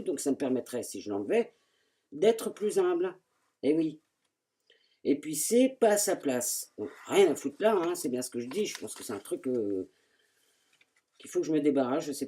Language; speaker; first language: French; native; French